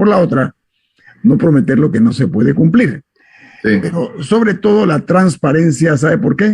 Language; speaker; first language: Spanish; native; Spanish